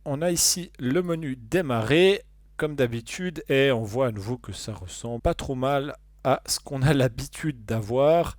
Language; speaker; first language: French; native; French